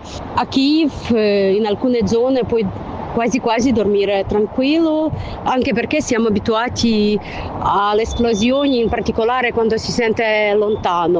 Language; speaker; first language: Italian; non-native, fluent; Ukrainian